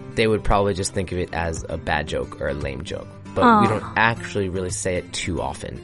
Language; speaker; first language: English; native; English